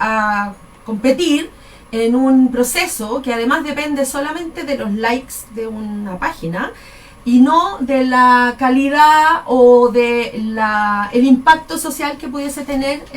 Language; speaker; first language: Spanish; native; Spanish